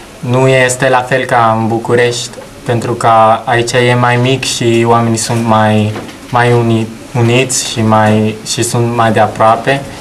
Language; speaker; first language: Romanian; non-native, learner; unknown